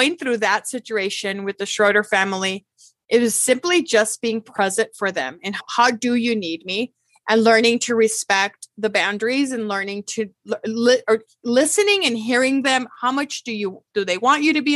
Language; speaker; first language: English; early bilingual, other home language; Spanish